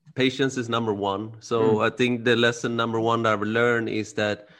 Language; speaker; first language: English; early bilingual, other home language; Khmer